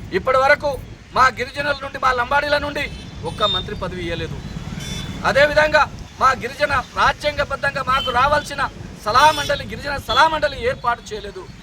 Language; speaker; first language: Telugu; non-native, local second language; Lambadi